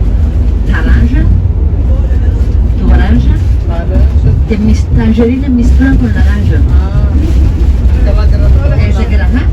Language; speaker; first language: Portuguese; non-native, fluent; Turkish